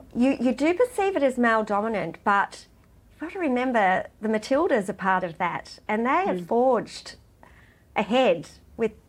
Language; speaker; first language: English; native; English